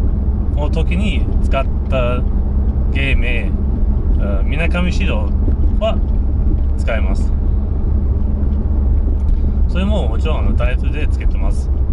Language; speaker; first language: Japanese; non-native, fluent; English